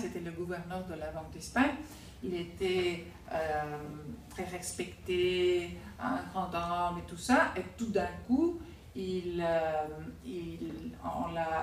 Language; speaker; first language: French; non-native, fluent; Spanish